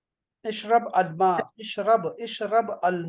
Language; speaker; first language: Arabic; non-native, fluent; Urdu